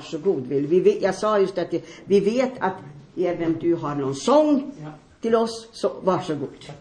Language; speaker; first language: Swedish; non-native, fluent; Finnish